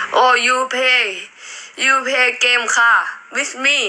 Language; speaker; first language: English; non-native, learner; Thai